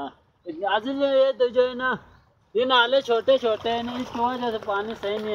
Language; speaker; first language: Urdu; non-native, local second language; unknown